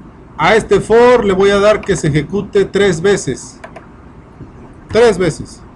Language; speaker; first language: Spanish; native; Spanish